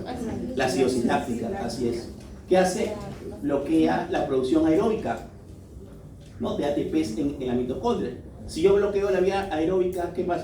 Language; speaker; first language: Spanish; native; Spanish